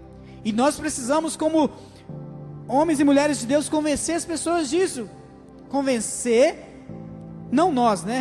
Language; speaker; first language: Portuguese; native; Portuguese